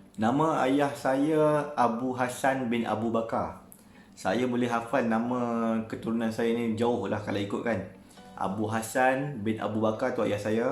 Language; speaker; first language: Malay; native; Malay